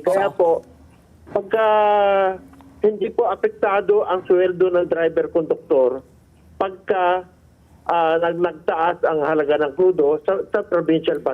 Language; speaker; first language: Filipino; native; Filipino